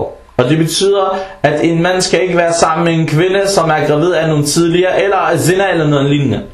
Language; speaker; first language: Danish; non-native, fluent; Arabic